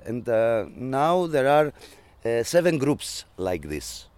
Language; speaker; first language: English; non-native, learner; Greek